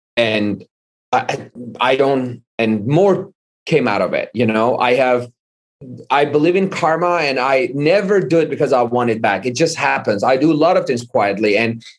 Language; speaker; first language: English; non-native, fluent; Armenian